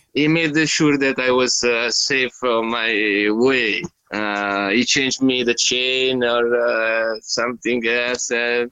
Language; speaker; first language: English; non-native, learner; Italian